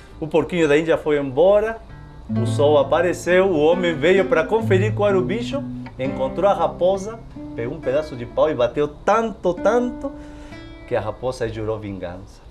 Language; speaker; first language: Portuguese; non-native, fluent; Spanish